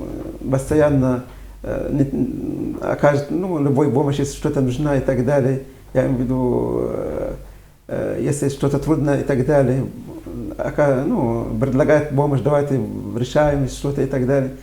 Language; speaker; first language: Russian; non-native, fluent; Arabic